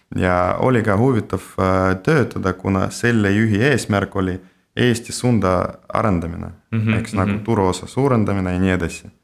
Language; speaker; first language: Estonian; non-native, local second language; Russian